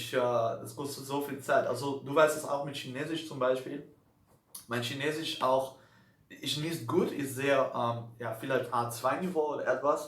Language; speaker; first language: German; non-native, learner; Dutch